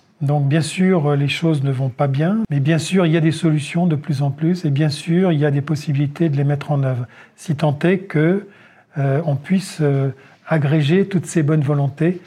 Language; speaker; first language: French; native; French